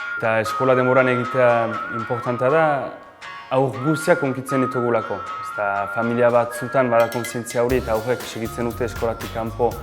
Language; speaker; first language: Basque; native; Basque